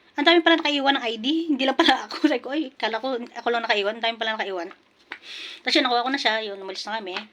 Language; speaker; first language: Filipino; non-native, local second language; Pampanga